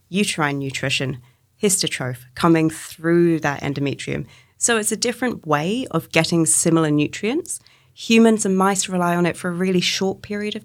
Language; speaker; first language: English; native; English